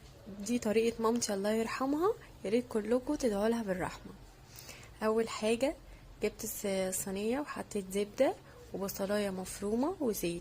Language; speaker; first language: Arabic; native; Arabic